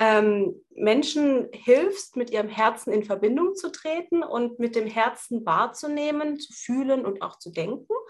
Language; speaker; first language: German; native; German